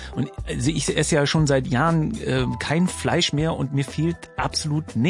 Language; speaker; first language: German; native; German